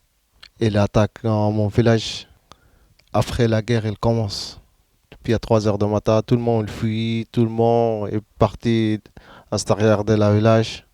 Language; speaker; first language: French; non-native, learner; Arabic